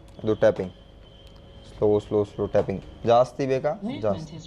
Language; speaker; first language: Kannada; non-native, local second language; Hindi